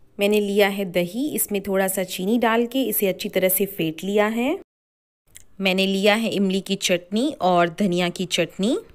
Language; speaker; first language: Hindi; native; Hindi